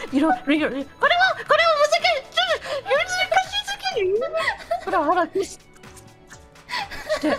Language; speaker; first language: Japanese; non-native, learner; English